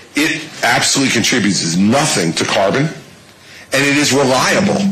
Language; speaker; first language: English; native; English